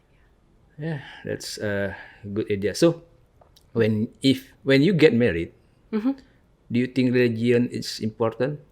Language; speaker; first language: English; non-native, learner; Indonesian